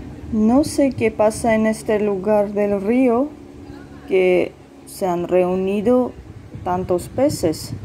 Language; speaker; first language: Spanish; non-native, fluent; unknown